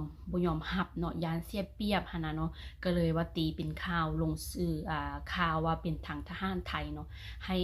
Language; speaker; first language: Thai; non-native, local second language; Northeastern Thai